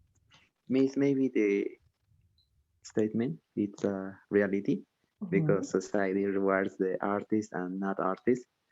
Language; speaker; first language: English; non-native, learner; Spanish